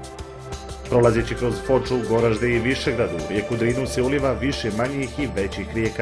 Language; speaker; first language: Bosnian; native; Bosnian